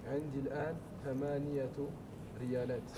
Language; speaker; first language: Arabic; non-native, learner; French